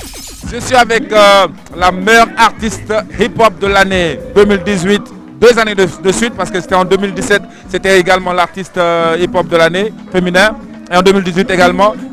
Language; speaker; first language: French; non-native, local second language; Wolof